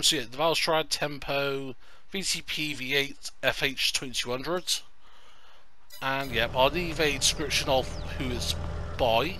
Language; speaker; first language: English; native; English